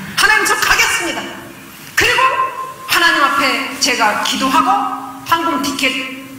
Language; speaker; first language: Korean; native; Korean